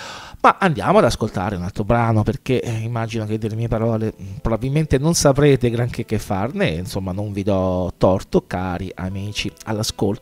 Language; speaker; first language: Italian; native; Italian